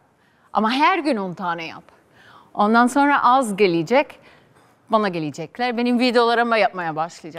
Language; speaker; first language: Turkish; non-native, fluent; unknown